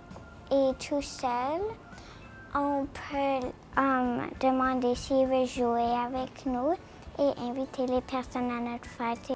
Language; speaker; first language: French; non-native, local second language; English